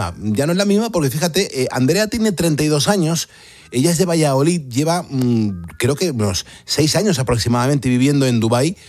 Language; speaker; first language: Spanish; native; Spanish